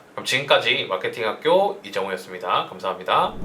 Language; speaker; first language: Korean; native; Korean